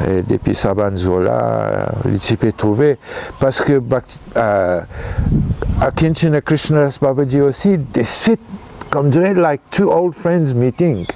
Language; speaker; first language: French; non-native, local second language; Morisyen